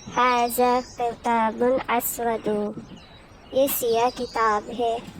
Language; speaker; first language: Urdu; native; Urdu